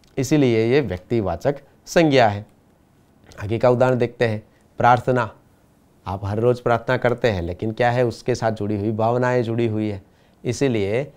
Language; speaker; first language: Hindi; non-native, local second language; Gujarati